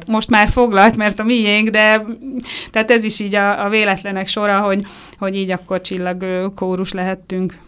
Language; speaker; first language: Hungarian; native; Hungarian